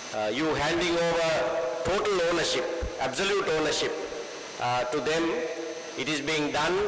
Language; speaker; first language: English; non-native, local second language; Tamil